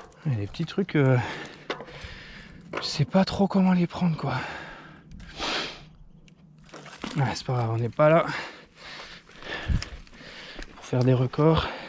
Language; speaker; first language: French; native; French